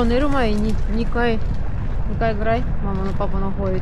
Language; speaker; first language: Japanese; non-native, learner; Russian